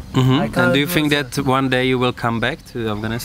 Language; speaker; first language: English; non-native, fluent; Czech